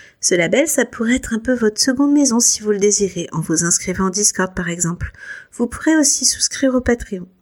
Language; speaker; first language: French; native; French